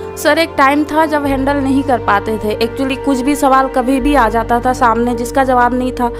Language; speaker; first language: Hindi; non-native, local second language; Assamese